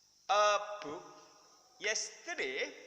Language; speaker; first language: English; non-native, fluent; Indonesian